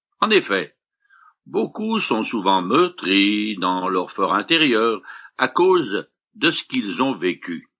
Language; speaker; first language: French; native; French